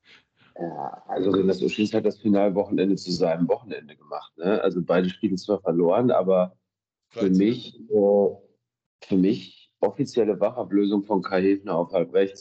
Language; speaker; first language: German; native; German